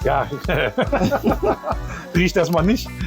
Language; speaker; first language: German; native; German